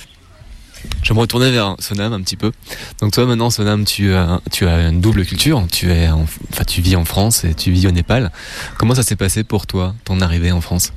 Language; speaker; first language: French; native; French